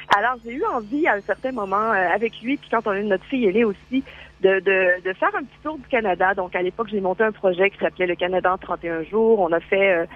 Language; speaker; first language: French; native; French